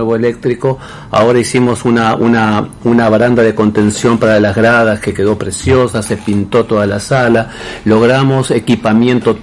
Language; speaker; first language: Spanish; native; Spanish